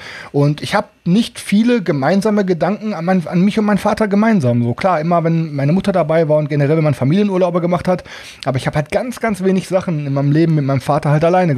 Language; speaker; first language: German; native; German